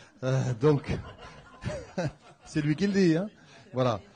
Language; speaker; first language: French; native; French